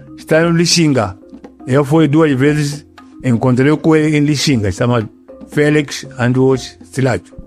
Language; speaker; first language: Portuguese; non-native, local second language; Yao